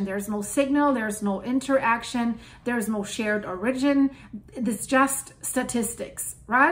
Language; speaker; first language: English; non-native, fluent; German